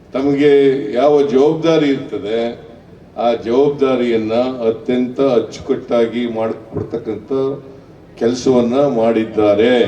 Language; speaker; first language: Kannada; native; Kannada